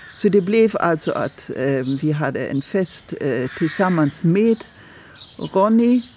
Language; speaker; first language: Swedish; non-native, fluent; German